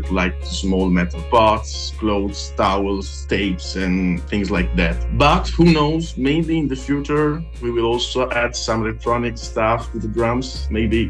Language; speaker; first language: English; non-native, fluent; Italian